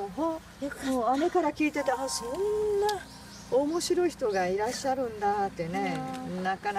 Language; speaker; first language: Japanese; native; Japanese